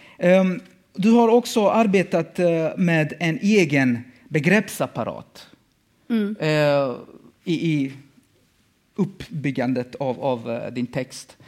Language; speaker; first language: Swedish; early bilingual, other home language; Bosnian